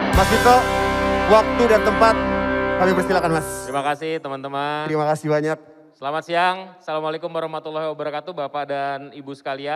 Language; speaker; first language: Indonesian; native; Indonesian